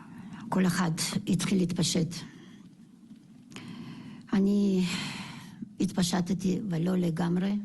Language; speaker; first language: Hebrew; non-native, fluent; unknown